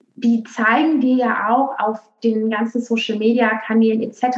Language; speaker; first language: German; native; German